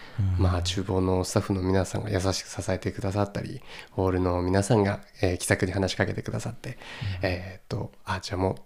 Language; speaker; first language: Japanese; native; Japanese